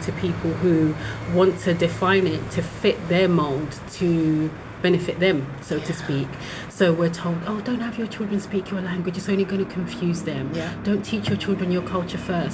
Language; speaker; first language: English; native; English